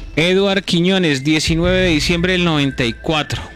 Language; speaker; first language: Spanish; native; Spanish